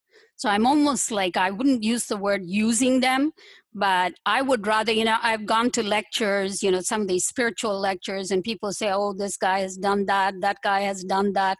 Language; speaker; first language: English; non-native, local second language; Tamil